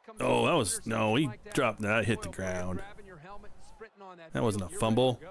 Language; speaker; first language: English; native; English